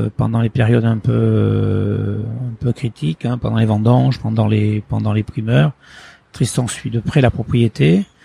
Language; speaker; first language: French; early bilingual, other home language; Portuguese